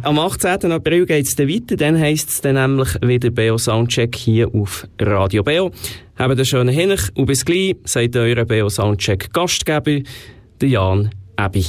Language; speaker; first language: German; native; German